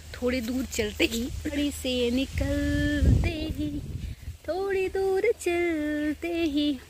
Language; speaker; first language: Hindi; non-native, local second language; Nepali